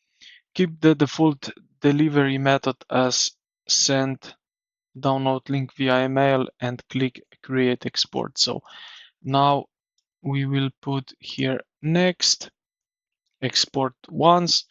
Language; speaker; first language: English; non-native, fluent; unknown